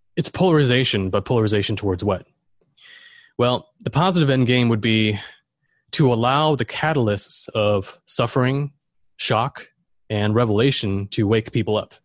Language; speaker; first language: English; non-native, fluent; German